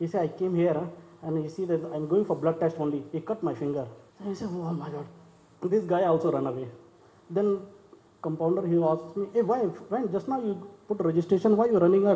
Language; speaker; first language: English; non-native, learner; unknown